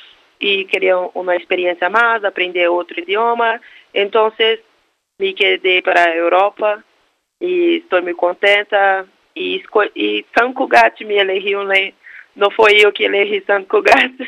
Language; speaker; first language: Spanish; non-native, learner; Portuguese